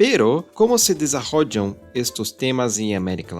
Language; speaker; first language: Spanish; non-native, learner; Portuguese